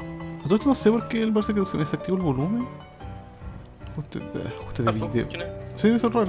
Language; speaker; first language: Spanish; native; Spanish